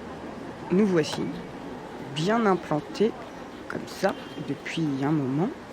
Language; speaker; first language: French; native; French